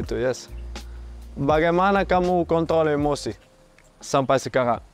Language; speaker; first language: Indonesian; non-native, fluent; Dutch